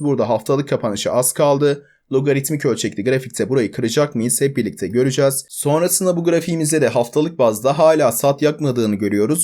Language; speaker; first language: Turkish; native; Turkish